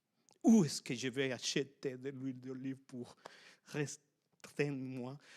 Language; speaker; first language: French; non-native, fluent; Spanish